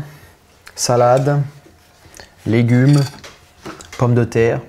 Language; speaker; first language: French; native; French